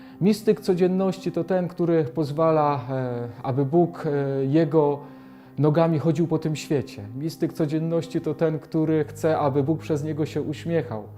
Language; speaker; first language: Polish; native; Polish